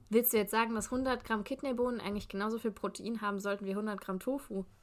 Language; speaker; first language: German; native; German